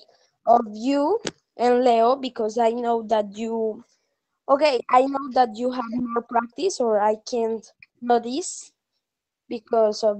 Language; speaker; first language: English; non-native, learner; Spanish